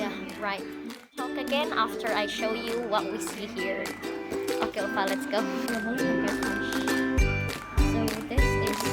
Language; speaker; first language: English; non-native, fluent; Indonesian